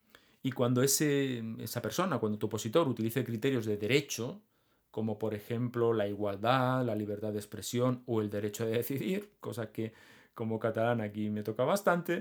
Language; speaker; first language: Spanish; native; Spanish